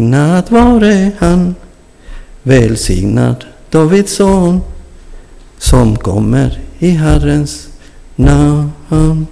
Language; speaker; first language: Swedish; non-native, fluent; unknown